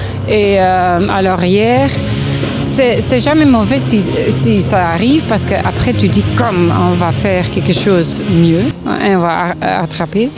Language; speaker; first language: French; non-native, local second language; Dutch